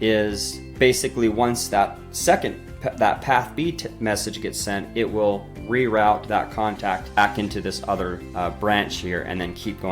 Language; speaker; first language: English; native; English